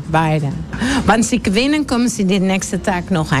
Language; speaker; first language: German; non-native, learner; Dutch